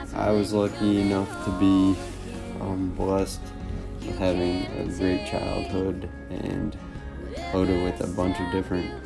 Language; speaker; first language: English; early bilingual, other home language; Italian